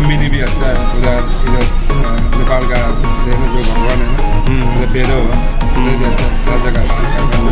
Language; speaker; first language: Hindi; non-native, learner; Nepali